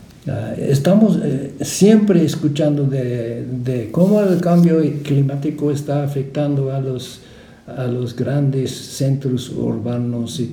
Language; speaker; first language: Spanish; non-native, fluent; English